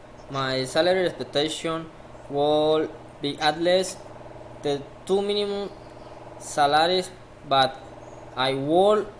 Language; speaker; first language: English; non-native, learner; Spanish